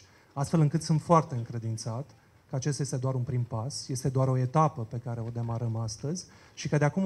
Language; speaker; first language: Romanian; native; Romanian